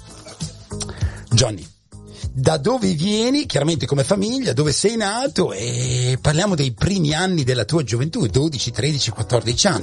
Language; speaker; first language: Italian; native; Italian